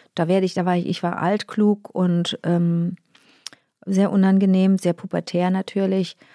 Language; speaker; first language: German; native; German